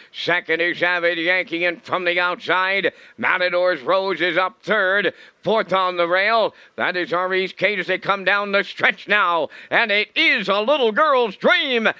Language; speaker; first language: English; native; English